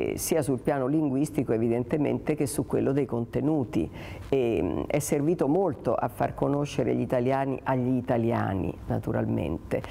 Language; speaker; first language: Italian; native; Italian